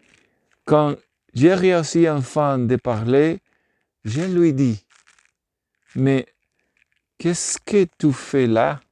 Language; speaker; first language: French; non-native, learner; Spanish